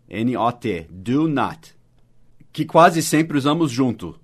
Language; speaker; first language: Portuguese; non-native, fluent; English